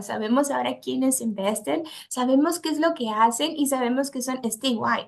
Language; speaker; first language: Spanish; native; Spanish